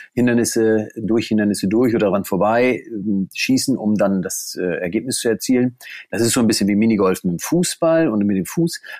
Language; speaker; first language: German; native; German